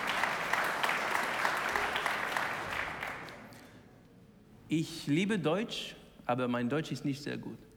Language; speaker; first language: German; non-native, learner; English